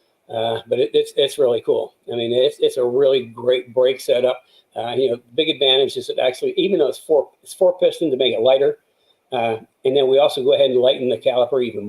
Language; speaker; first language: English; native; English